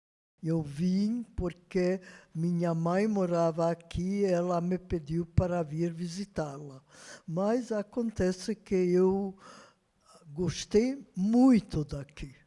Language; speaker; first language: Portuguese; non-native, fluent; Hungarian